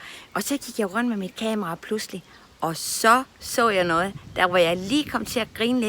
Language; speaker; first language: Danish; native; Danish